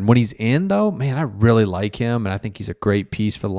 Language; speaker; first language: English; native; English